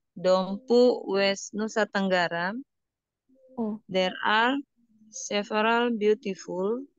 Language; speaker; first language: English; non-native, learner; Indonesian